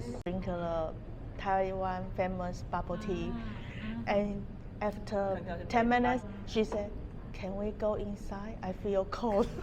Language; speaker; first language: English; non-native, learner; Chinese